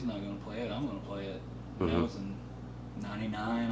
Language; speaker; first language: English; native; English